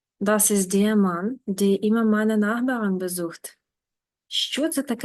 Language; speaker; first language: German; non-native, fluent; Ukrainian